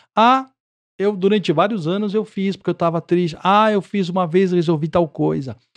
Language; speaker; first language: Portuguese; early bilingual, other home language; Spanish